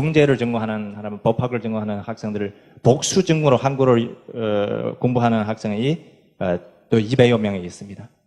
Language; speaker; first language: Korean; non-native, fluent; Chinese